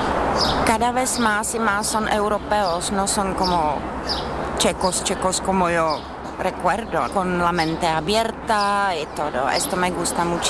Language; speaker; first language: Spanish; non-native, learner; Czech